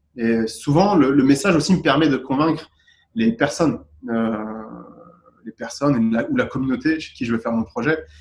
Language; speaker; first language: French; native; French